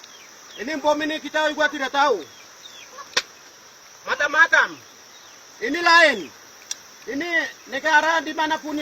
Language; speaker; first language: Indonesian; non-native, local second language; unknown